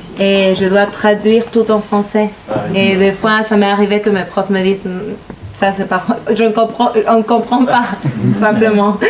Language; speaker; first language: French; non-native, fluent; Spanish